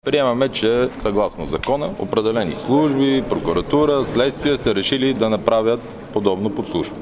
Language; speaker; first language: Bulgarian; native; Bulgarian